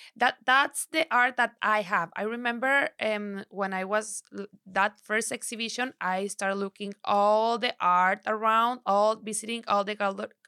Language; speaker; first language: English; non-native, learner; Spanish